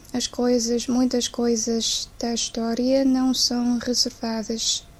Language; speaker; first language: Portuguese; non-native, fluent; Chinese